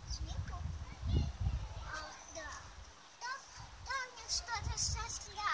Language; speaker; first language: Russian; early bilingual, heritage; Russian